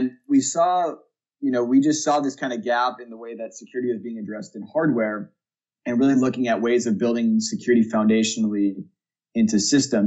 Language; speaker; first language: English; native; English